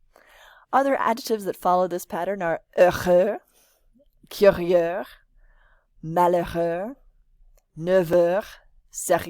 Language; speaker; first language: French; non-native, fluent; English